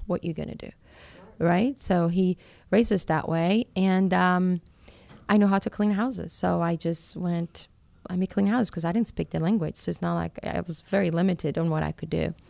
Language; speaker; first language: English; non-native, fluent; Portuguese